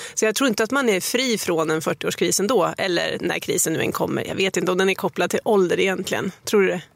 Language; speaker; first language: Swedish; native; Swedish